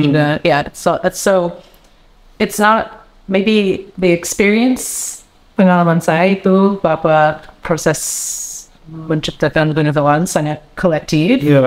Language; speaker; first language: Indonesian; non-native, learner; English